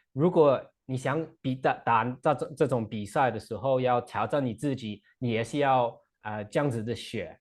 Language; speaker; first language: Chinese; non-native, fluent; English